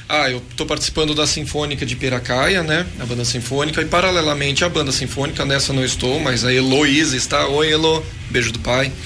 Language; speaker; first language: Portuguese; native; Portuguese